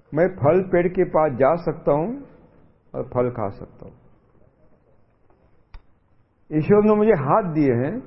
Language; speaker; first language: Hindi; non-native, local second language; Marathi